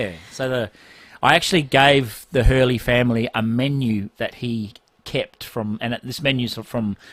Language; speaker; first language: English; native; English